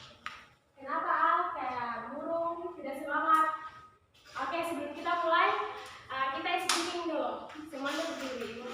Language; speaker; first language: Indonesian; native; Indonesian